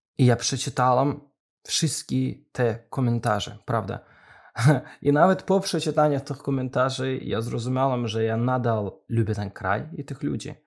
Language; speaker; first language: Polish; non-native, fluent; Azerbaijani